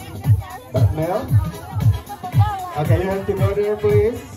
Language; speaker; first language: Indonesian; native; Indonesian